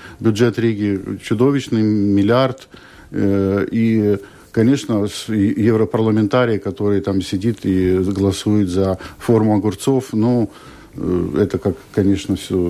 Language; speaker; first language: Russian; native; Russian